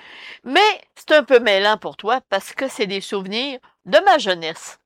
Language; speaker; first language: French; native; French